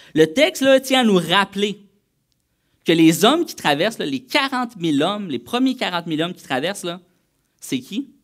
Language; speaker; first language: French; native; French